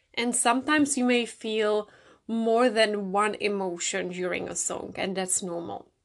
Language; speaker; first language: English; non-native, fluent; Czech